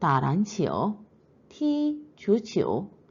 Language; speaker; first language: Chinese; non-native, fluent; Korean